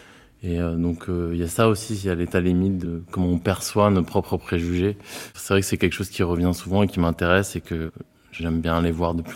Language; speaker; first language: French; native; French